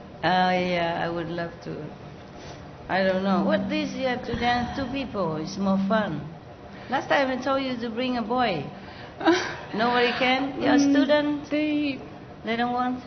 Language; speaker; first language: English; non-native, fluent; Vietnamese